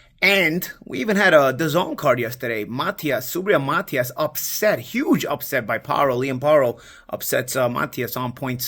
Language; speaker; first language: English; native; English